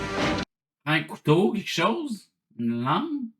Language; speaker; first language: French; native; French